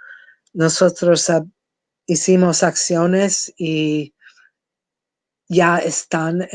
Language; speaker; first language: Spanish; non-native, fluent; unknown